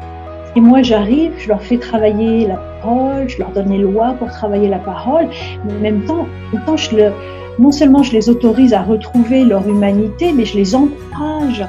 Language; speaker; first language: French; native; French